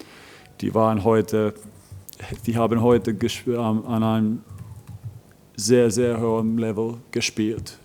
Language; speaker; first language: German; non-native, fluent; Finnish